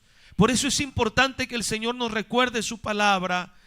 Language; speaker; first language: Spanish; native; Spanish